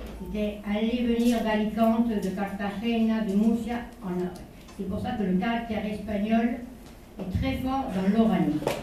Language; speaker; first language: French; non-native, local second language; Spanish